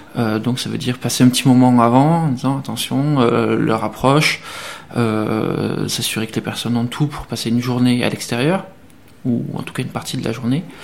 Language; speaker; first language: French; native; French